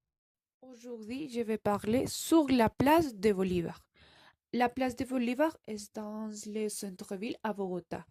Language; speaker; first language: French; non-native, learner; Spanish